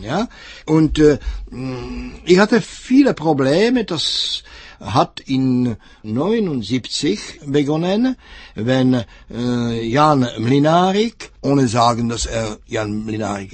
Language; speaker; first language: German; non-native, fluent; Czech